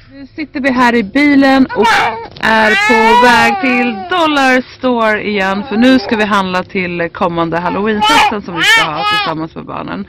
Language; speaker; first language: Swedish; native; Swedish